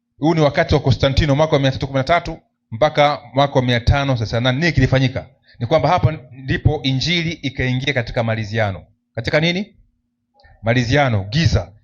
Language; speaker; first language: Swahili; native; Swahili